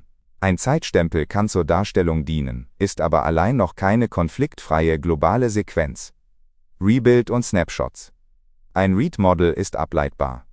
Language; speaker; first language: German; native; German